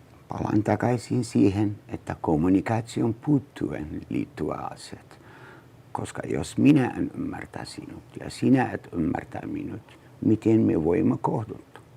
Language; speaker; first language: Finnish; non-native, learner; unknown